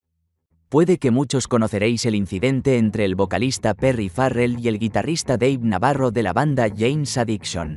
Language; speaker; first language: Spanish; native; Spanish